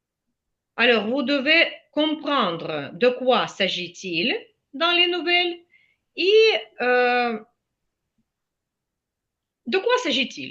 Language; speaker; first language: French; non-native, fluent; Ukrainian